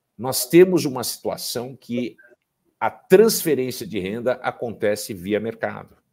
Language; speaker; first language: Portuguese; early bilingual, heritage; Portuguese